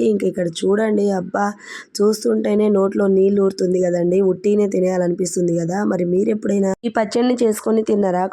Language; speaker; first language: Telugu; non-native, local second language; Lambadi